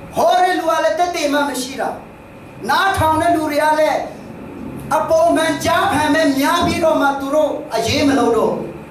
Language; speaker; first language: Burmese; non-native, local second language; Tedim Chin